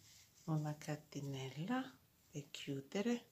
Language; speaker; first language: Italian; non-native, fluent; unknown